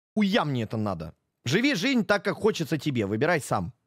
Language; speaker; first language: Russian; native; Russian